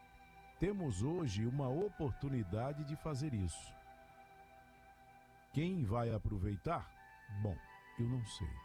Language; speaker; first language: Portuguese; native; Portuguese